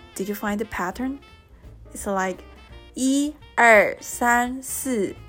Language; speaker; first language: English; non-native, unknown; Chinese